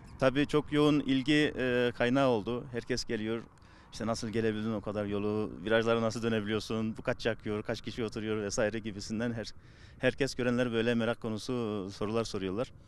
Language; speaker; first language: Turkish; early bilingual, heritage; Turkish